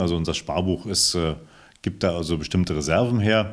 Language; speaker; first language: German; native; German